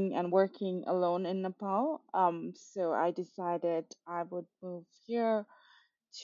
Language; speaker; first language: English; non-native, local second language; Nepali